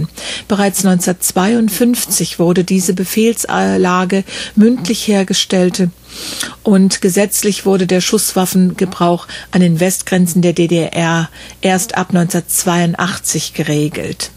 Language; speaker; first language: German; native; German